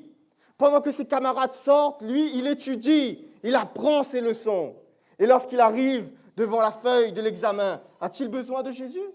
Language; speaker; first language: French; native; French